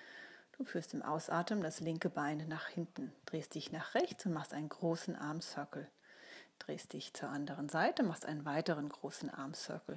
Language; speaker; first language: German; native; German